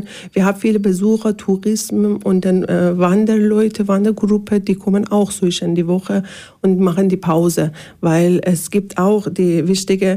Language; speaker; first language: German; non-native, learner; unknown